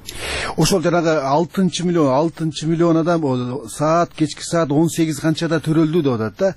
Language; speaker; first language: Kyrgyz; native; Kyrgyz